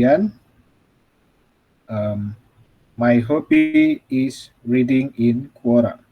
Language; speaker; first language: English; non-native, fluent; Indonesian